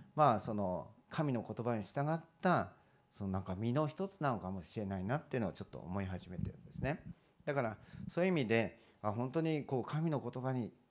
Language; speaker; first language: Japanese; native; Japanese